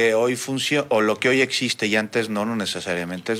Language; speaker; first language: Spanish; native; Spanish